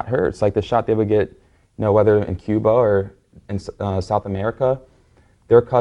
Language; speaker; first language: English; native; English